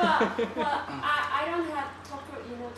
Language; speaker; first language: English; non-native, learner; Korean